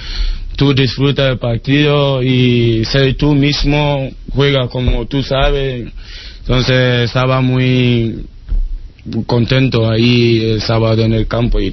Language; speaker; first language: Spanish; non-native, learner; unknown